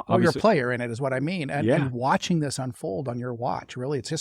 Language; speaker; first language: English; native; English